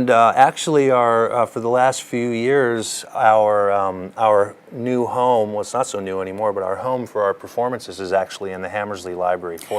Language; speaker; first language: English; early bilingual, other home language; German